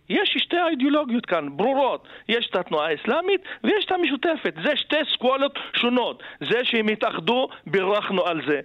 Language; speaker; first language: Hebrew; non-native, local second language; Arabic